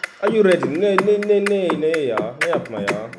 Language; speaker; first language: Turkish; non-native, learner; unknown